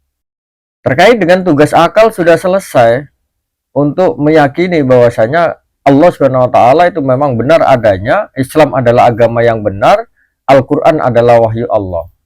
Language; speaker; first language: Indonesian; native; Indonesian